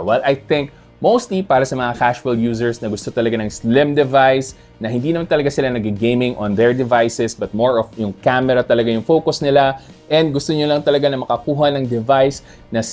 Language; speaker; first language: Filipino; native; Filipino